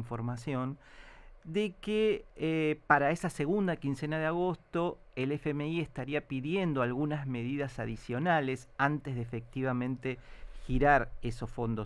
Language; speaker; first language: Spanish; native; Spanish